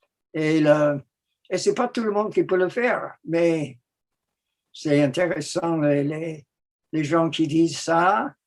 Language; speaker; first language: French; non-native, fluent; English